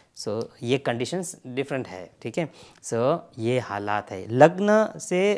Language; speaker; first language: Hindi; non-native, local second language; Gujarati